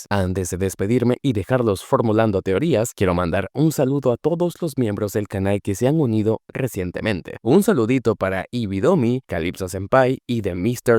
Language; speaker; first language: Spanish; native; Spanish